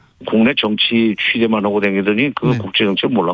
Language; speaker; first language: Korean; native; Korean